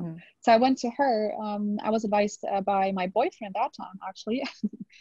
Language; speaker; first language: English; non-native, fluent; German